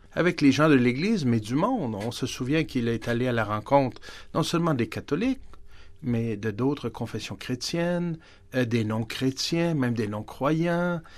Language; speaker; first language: French; native; French